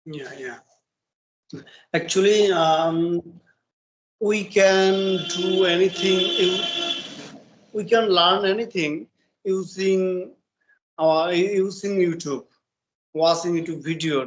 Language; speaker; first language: English; non-native, learner; Bangla